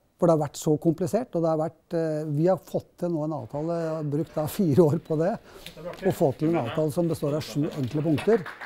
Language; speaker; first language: Norwegian; native; Norwegian